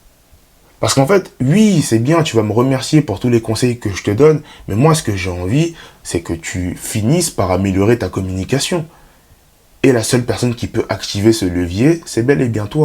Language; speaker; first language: French; native; French